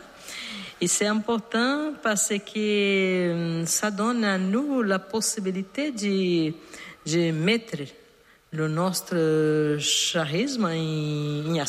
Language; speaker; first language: French; non-native, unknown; Portuguese